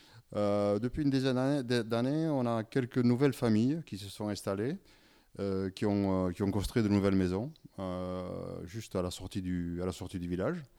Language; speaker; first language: French; native; French